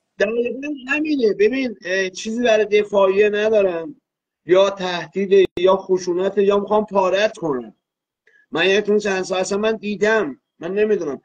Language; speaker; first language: Persian; non-native, local second language; Azerbaijani